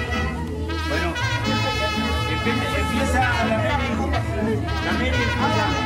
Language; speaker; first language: Spanish; native; Spanish